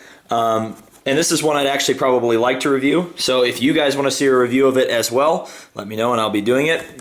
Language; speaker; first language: English; native; English